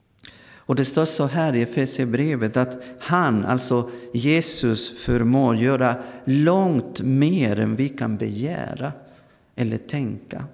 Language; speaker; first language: Swedish; non-native, fluent; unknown